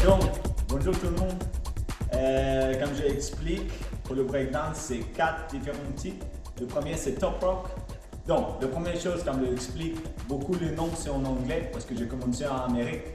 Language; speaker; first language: French; non-native, learner; Latvian